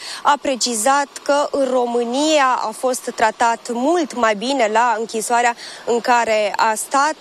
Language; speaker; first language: Romanian; native; Romanian